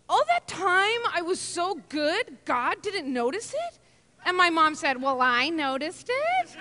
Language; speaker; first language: English; native; English